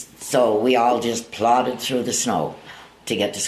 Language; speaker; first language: English; native; English